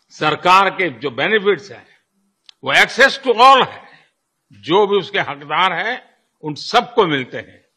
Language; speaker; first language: Hindi; non-native, local second language; Gujarati